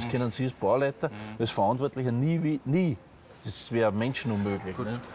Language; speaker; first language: German; native; German